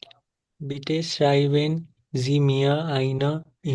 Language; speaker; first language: German; non-native, learner; Nepali